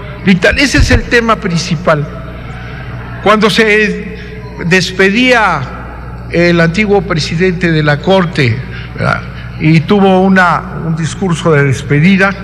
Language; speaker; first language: Spanish; native; Spanish